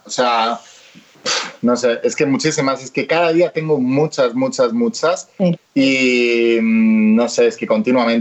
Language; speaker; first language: Spanish; native; Spanish